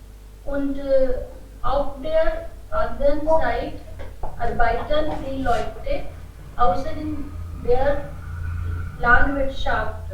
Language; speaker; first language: German; non-native, learner; Hindi